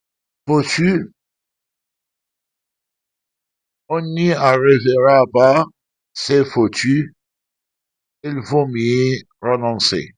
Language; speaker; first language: French; non-native, fluent; Arabic